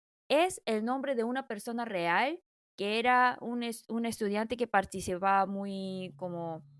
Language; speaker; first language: Spanish; non-native, fluent; Korean